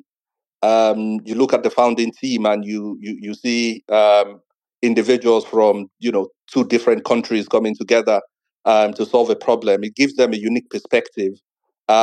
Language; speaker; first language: English; non-native, local second language; Igbo